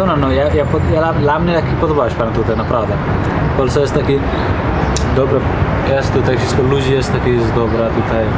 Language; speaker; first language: Polish; non-native, learner; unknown